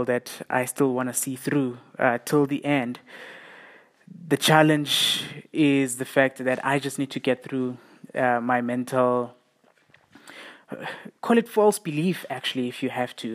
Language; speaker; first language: English; non-native, local second language; South Ndebele